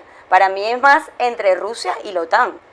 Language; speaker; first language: Spanish; native; Spanish